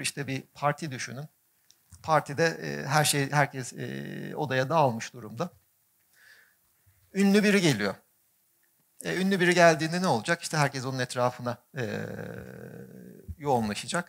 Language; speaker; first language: Turkish; native; Turkish